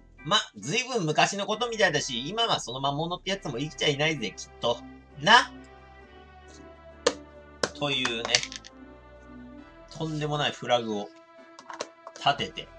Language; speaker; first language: Japanese; native; Japanese